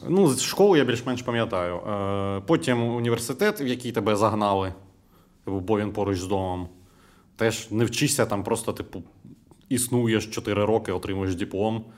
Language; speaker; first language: Ukrainian; non-native, local second language; Russian